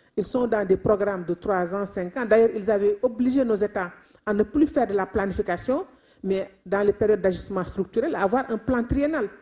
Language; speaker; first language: French; non-native, local second language; Wolof